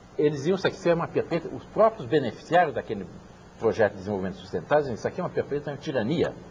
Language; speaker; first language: Portuguese; early bilingual, other home language; French